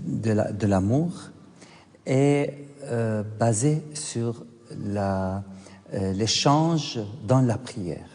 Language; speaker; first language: French; non-native, fluent; Arabic